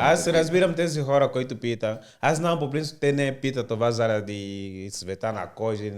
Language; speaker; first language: Bulgarian; non-native, learner; Portuguese